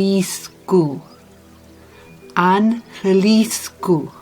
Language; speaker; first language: Ukrainian; non-native, learner; English